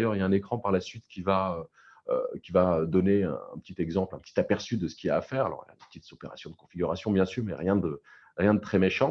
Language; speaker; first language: French; native; French